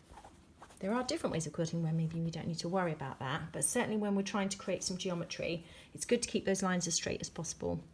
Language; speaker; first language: English; native; English